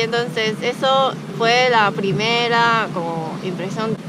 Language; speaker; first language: Spanish; non-native, learner; Chinese